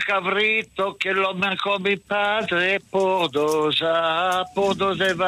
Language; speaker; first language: Spanish; early bilingual, heritage; Ladino